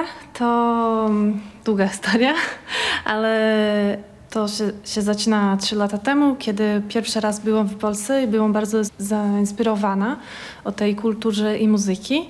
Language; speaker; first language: Polish; non-native, learner; Portuguese